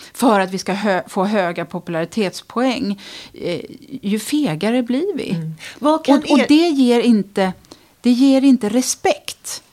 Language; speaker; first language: Swedish; native; Swedish